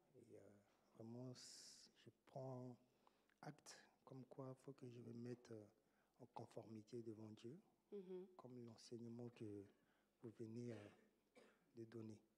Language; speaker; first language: French; native; French